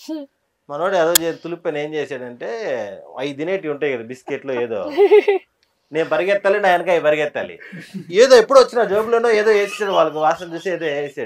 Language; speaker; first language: Telugu; native; Telugu